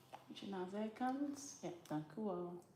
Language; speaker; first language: Dutch; non-native, fluent; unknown